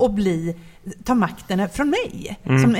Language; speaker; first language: Swedish; native; Swedish